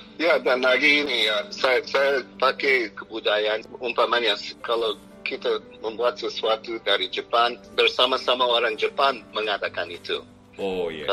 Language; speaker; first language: Indonesian; non-native, fluent; English